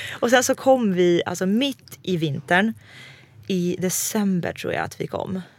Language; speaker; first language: Swedish; early bilingual, other home language; Serbian